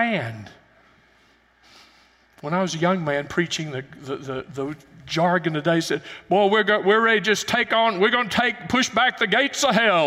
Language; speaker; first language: English; native; English